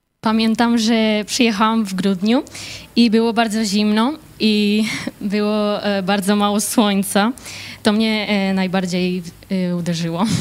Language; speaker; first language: Polish; early bilingual, heritage; Polish